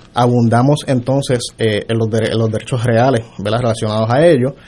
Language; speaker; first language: Spanish; native; Spanish